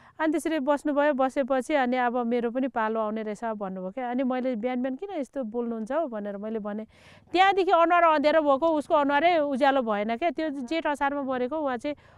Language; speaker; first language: Nepali; native; Nepali